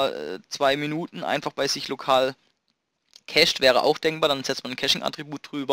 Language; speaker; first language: German; native; German